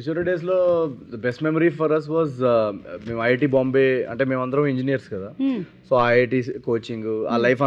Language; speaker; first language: Telugu; native; Telugu